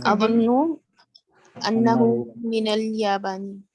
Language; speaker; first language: Arabic; non-native, learner; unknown